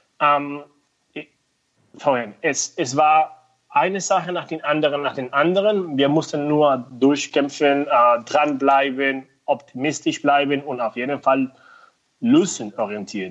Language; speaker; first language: German; non-native, fluent; Spanish